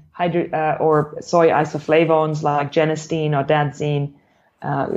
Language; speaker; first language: English; non-native, fluent; German